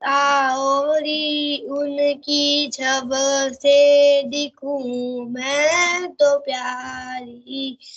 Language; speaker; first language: Hindi; native; Hindi